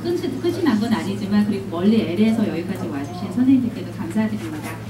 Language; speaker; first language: Korean; native; Korean